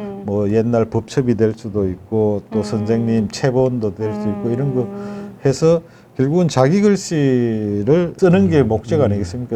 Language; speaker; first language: Korean; native; Korean